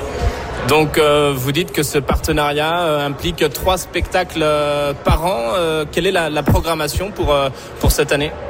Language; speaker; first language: French; native; French